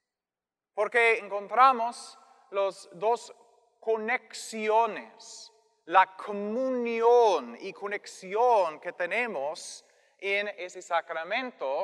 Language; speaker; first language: Spanish; non-native, fluent; English